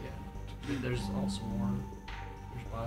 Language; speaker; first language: English; native; English